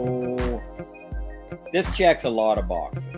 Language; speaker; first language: English; native; English